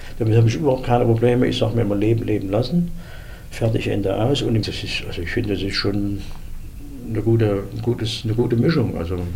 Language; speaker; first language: German; native; German